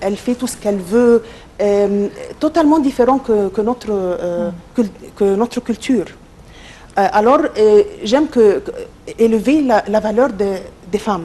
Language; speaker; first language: French; non-native, local second language; Arabic